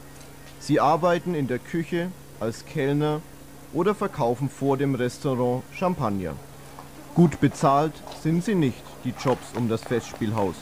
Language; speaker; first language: German; native; German